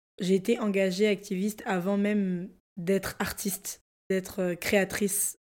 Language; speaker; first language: French; non-native, local second language; Lingala